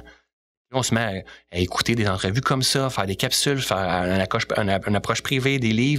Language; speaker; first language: French; native; French